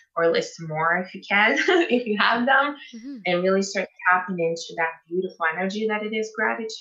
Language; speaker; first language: English; non-native, fluent; Portuguese